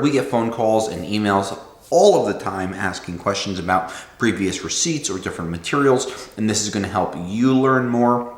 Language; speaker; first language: English; native; English